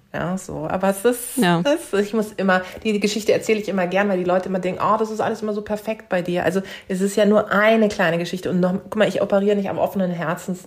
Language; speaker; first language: German; early bilingual, other home language; Turkish